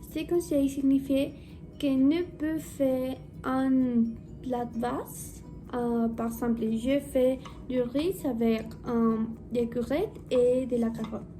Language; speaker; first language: French; non-native, learner; Spanish